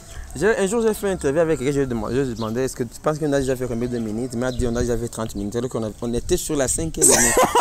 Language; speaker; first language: French; non-native, learner; Rundi